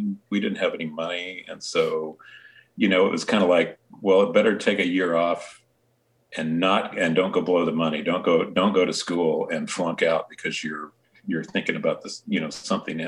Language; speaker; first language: English; native; English